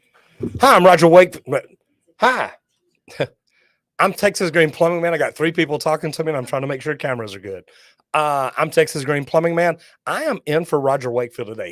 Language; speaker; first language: English; native; English